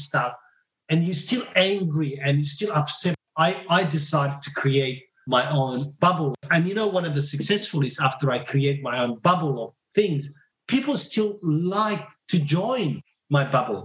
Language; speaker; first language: English; non-native, fluent; Somali